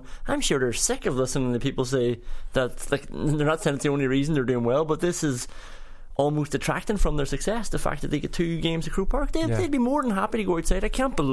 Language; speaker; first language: English; native; English